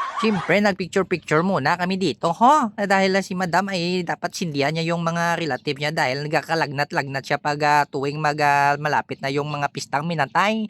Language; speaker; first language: Filipino; non-native, local second language; Hiligaynon